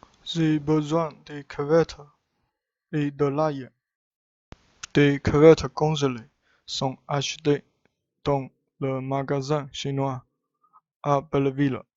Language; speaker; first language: French; non-native, learner; Chinese